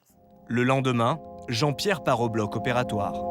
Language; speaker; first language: French; native; French